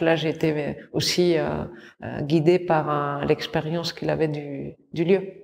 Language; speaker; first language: French; non-native, fluent; Catalan